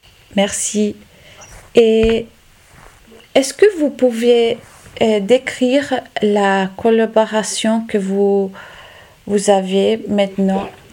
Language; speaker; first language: French; non-native, learner; Italian